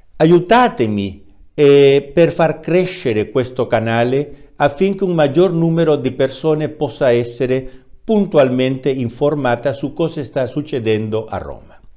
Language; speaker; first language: Italian; non-native, fluent; Spanish